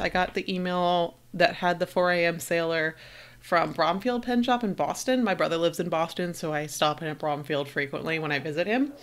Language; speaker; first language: English; native; English